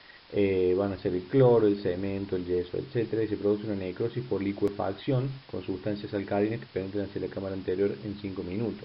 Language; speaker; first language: Spanish; native; Spanish